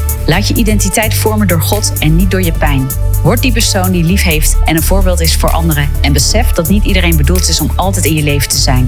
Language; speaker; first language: Dutch; native; Dutch